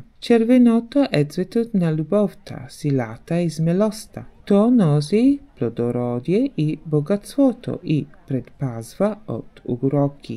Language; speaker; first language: Bulgarian; non-native, learner; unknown